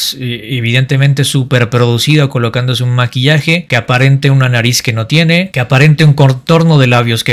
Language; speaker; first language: Spanish; native; Spanish